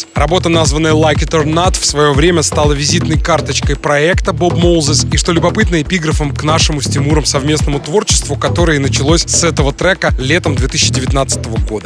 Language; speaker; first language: Russian; native; Russian